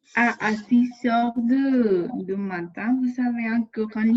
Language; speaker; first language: French; non-native, learner; Spanish